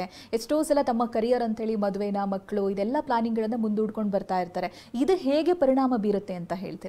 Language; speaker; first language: Kannada; native; Kannada